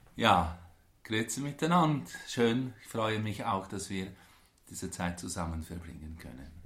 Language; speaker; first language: German; non-native, local second language; Italian